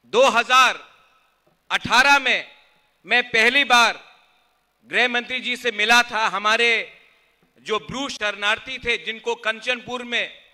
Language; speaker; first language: Hindi; non-native, local second language; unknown